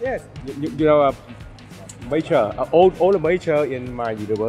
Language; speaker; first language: English; non-native, learner; Vietnamese